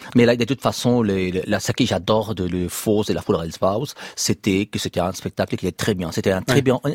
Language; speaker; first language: French; non-native, fluent; Spanish